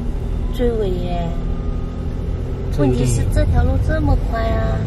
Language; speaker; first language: Chinese; native; Chinese